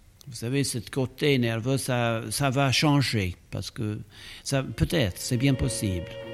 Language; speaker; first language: French; non-native, fluent; English